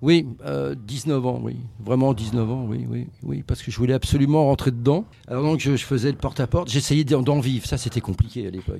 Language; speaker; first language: French; native; French